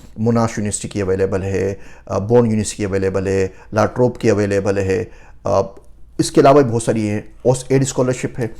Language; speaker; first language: Urdu; native; Urdu